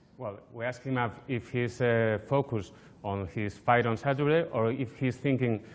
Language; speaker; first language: English; non-native, fluent; Spanish